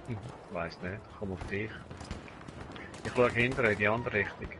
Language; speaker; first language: German; native; German